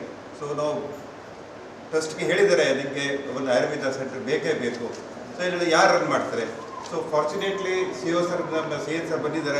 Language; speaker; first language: Kannada; non-native, fluent; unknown